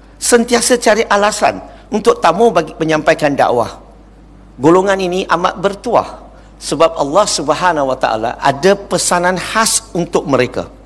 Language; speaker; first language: Malay; non-native, local second language; Chinese